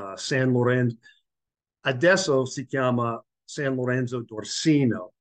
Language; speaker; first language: Italian; non-native, learner; English